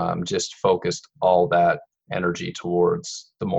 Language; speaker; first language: English; native; English